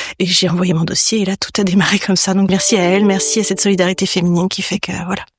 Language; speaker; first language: French; early bilingual, heritage; French